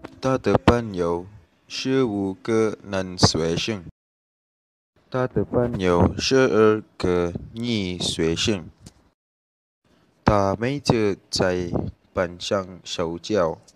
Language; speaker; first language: Chinese; non-native, learner; Malay